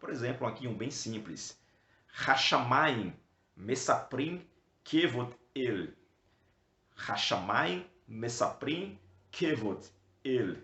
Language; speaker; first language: Portuguese; native; Portuguese